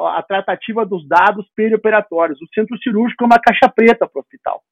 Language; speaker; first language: Portuguese; native; Portuguese